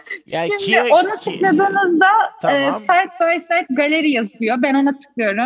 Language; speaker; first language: Turkish; native; Turkish